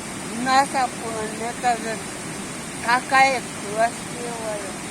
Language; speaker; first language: Russian; non-native, local second language; Kyrgyz